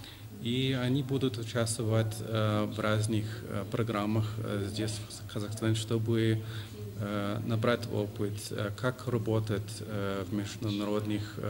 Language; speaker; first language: Russian; non-native, fluent; English